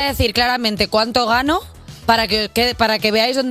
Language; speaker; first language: Spanish; native; Spanish